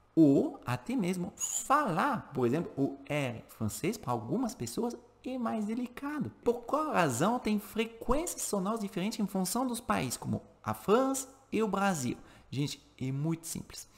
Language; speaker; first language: Portuguese; non-native, fluent; French